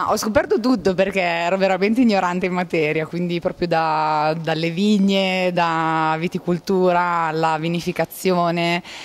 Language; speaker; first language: Italian; native; Italian